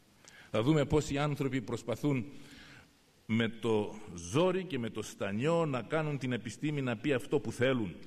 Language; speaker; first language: Greek; native; Greek